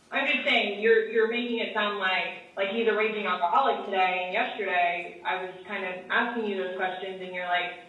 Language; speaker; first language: English; native; English